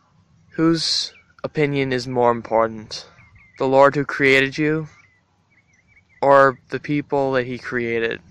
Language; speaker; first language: English; native; English